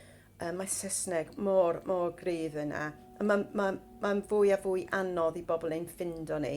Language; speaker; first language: Welsh; non-native, fluent; English